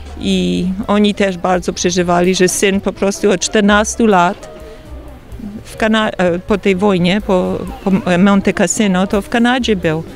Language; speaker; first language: Polish; early bilingual, heritage; Polish